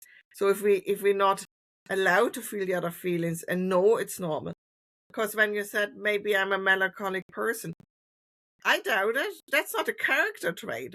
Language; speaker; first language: English; non-native, fluent; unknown